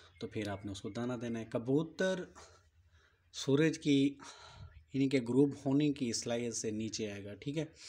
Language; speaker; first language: Urdu; non-native, local second language; Punjabi